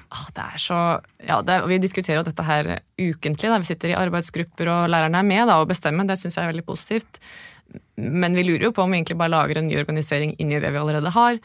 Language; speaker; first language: Norwegian; native; Norwegian